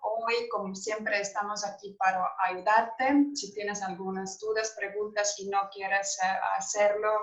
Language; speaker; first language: Spanish; non-native, fluent; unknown